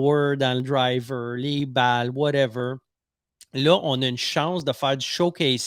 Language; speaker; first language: French; native; French